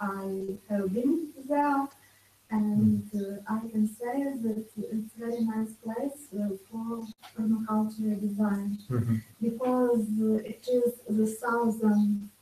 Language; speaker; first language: English; non-native, learner; Ukrainian